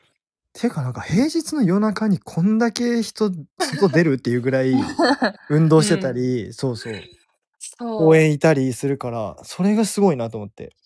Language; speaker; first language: Japanese; native; Japanese